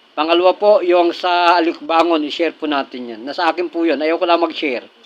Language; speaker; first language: Filipino; non-native, local second language; Cebuano